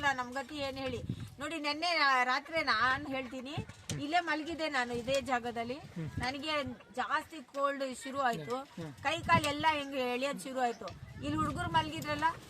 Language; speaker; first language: Kannada; non-native, local second language; Urdu